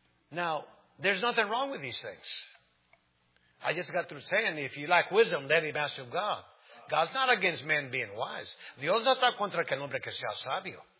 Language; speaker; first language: Spanish; native; Spanish